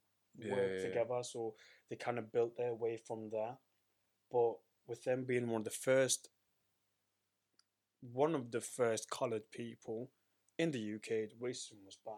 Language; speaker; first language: English; native; English